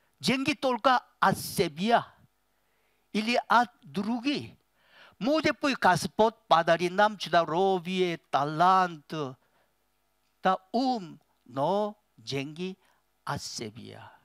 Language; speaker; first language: Russian; non-native, learner; Korean